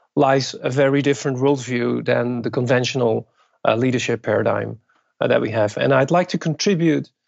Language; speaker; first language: English; non-native, fluent; Dutch